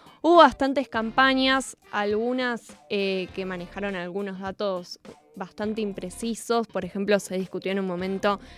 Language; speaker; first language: Spanish; native; Spanish